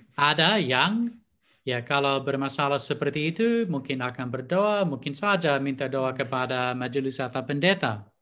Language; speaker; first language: Indonesian; non-native, fluent; English